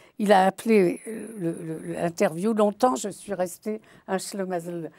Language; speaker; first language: French; early bilingual, other home language; Yiddish